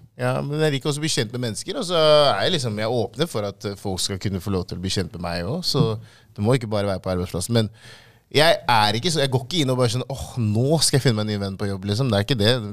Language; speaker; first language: Norwegian; early bilingual, other home language; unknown